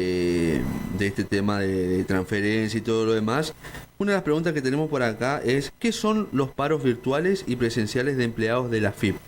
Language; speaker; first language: Spanish; native; Spanish